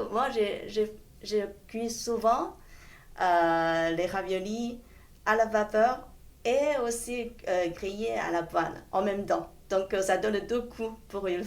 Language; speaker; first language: French; non-native, fluent; Chinese